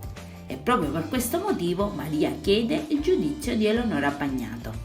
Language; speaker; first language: Italian; native; Italian